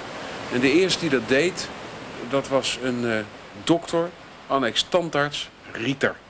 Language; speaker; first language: Dutch; native; Dutch